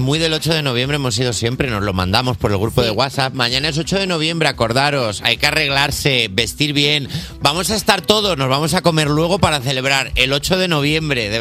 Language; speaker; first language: Spanish; native; Spanish